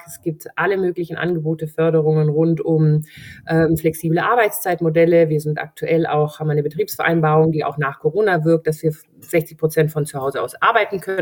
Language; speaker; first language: German; native; German